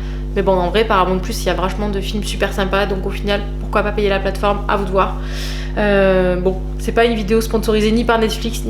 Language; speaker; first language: French; native; French